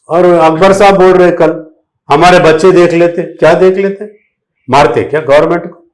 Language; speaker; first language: Hindi; non-native, local second language; Telugu